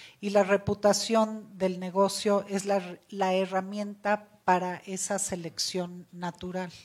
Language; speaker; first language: Spanish; native; Spanish